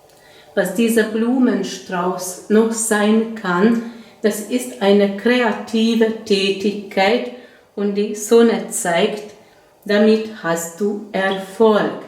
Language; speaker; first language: German; non-native, fluent; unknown